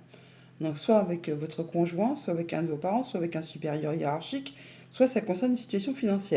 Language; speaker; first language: French; native; French